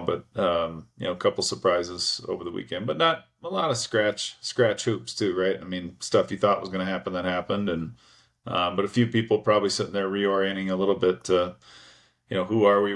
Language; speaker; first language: English; native; English